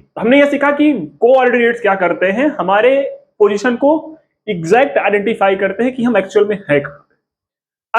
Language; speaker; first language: Hindi; native; Hindi